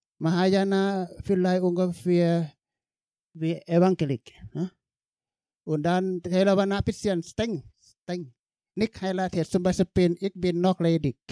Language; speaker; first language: German; non-native, learner; Thai